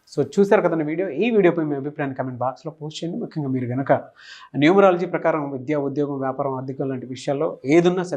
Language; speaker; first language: Telugu; native; Telugu